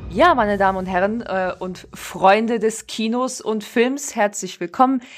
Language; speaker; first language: German; early bilingual, other home language; Polish